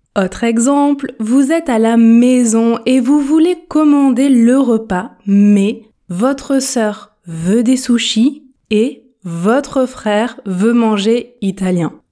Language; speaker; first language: French; native; French